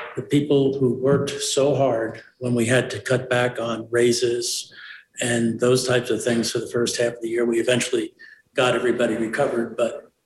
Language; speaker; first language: English; native; English